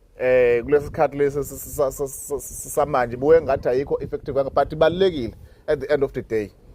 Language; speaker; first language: Zulu; native; Zulu